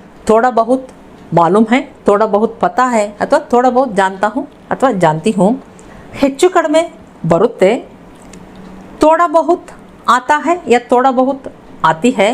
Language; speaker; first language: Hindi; non-native, local second language; Kannada